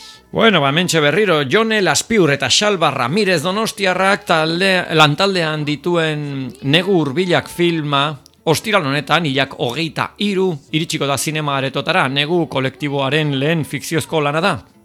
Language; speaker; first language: Basque; native; Basque